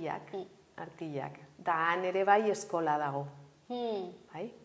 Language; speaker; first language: Basque; non-native, local second language; Spanish